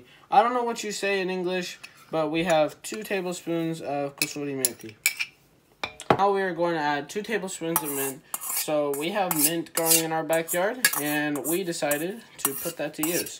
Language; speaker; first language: English; early bilingual, other home language; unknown